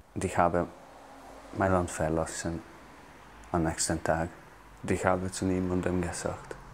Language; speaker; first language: German; non-native, fluent; Hungarian